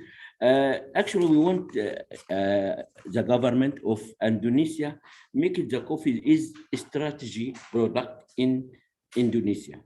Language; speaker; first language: English; non-native, learner; Arabic